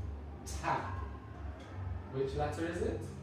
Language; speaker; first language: English; native; English